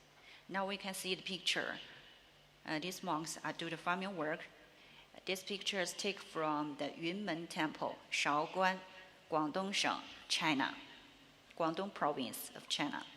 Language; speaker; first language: English; non-native, learner; Chinese